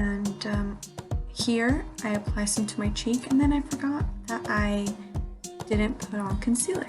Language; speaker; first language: English; native; English